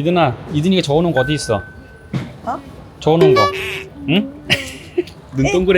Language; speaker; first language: Korean; native; Korean